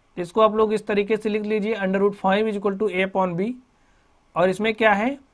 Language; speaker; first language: Hindi; native; Hindi